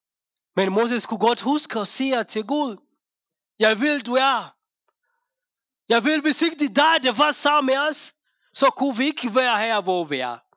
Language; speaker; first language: Danish; non-native, fluent; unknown